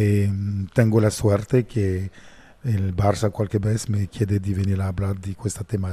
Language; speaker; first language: Spanish; non-native, learner; French